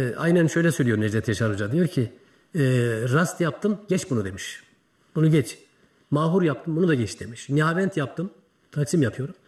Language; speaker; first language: Turkish; native; Turkish